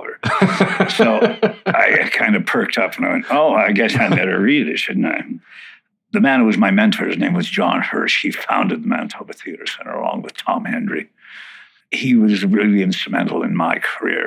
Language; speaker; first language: English; native; English